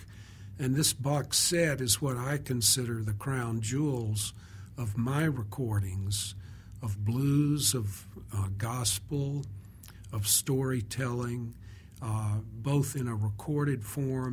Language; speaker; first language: English; native; English